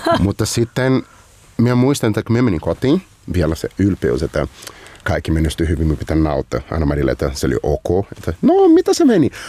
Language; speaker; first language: Finnish; non-native, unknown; Portuguese